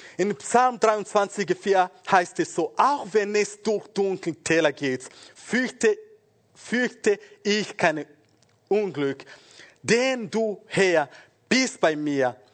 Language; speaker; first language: German; non-native, fluent; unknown